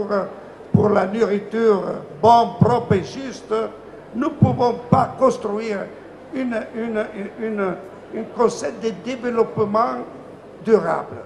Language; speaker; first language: French; non-native, fluent; Italian